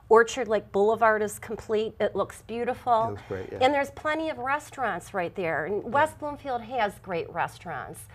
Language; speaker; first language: English; native; English